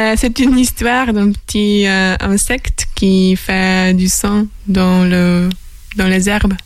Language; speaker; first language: French; non-native, fluent; Polish